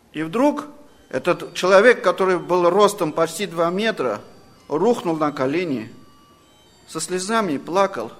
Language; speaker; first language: Russian; non-native, fluent; Armenian